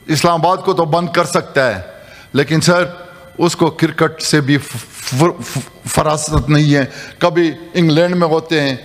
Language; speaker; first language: Urdu; native; Urdu